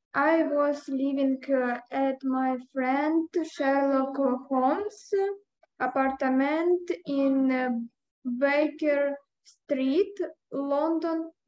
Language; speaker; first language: English; non-native, learner; Ukrainian